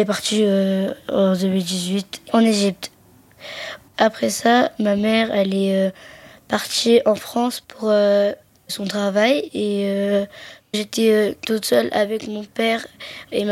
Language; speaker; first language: French; early bilingual, other home language; Arabic